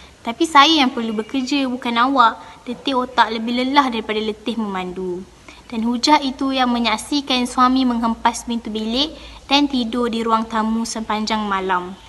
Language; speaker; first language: Malay; native; Malay